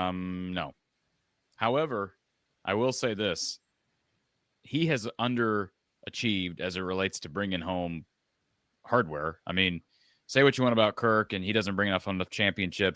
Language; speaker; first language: English; native; English